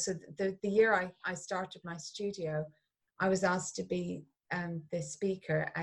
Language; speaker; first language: English; native; English